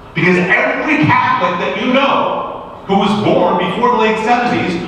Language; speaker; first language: English; native; English